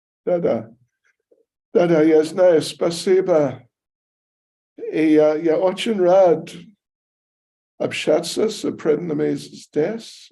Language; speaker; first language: Russian; non-native, learner; English